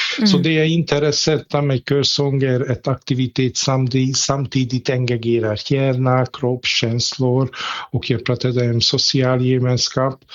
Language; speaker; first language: Swedish; non-native, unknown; Hungarian